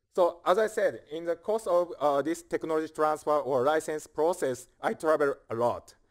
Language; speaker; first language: English; non-native, fluent; Japanese